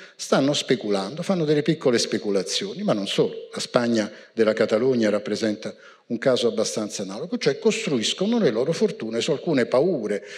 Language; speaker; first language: Italian; native; Italian